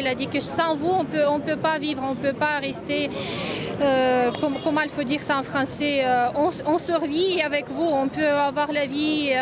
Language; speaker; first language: French; non-native, fluent; Russian